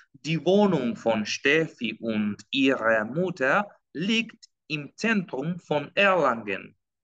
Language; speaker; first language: German; non-native, fluent; Spanish